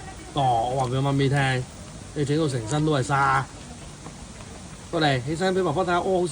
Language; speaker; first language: Cantonese; native; Cantonese